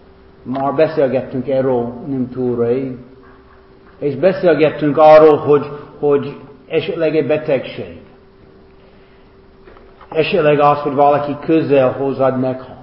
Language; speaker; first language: Hungarian; non-native, fluent; English